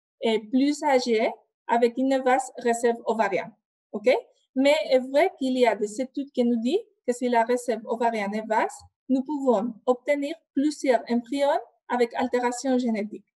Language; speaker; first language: French; non-native, fluent; Spanish